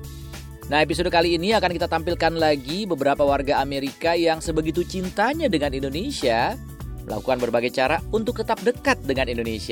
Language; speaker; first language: Indonesian; native; Indonesian